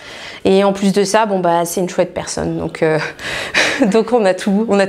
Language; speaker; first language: French; native; French